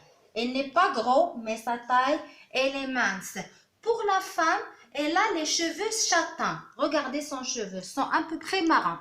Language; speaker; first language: French; non-native, local second language; Arabic